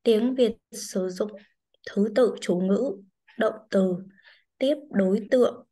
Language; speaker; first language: Vietnamese; native; Vietnamese